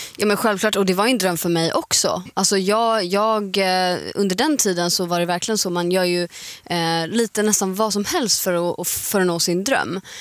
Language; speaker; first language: Swedish; native; Swedish